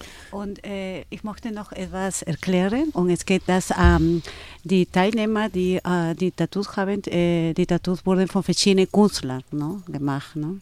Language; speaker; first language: German; non-native, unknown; Spanish